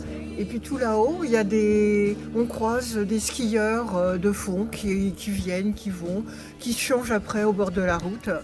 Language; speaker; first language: French; native; French